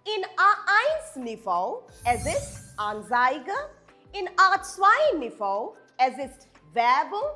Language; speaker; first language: German; non-native, fluent; Malayalam